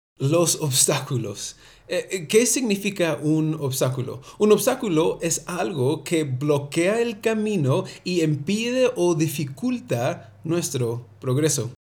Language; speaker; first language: Spanish; early bilingual, heritage; Spanish